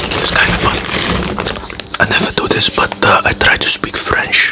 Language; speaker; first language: English; non-native, fluent; Dutch